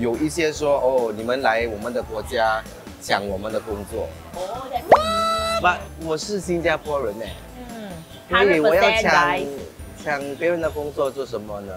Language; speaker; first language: Chinese; non-native, local second language; Tamil